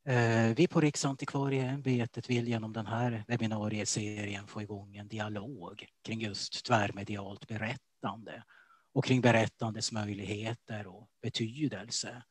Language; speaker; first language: Swedish; native; Swedish